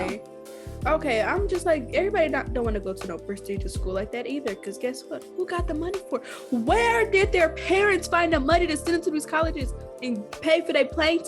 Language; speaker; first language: English; native; English